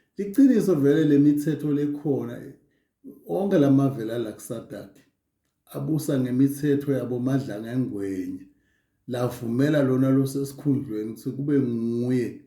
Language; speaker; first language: Zulu; non-native, local second language; Swati